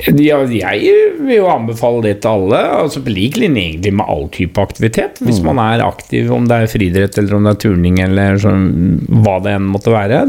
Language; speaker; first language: Norwegian; native; Norwegian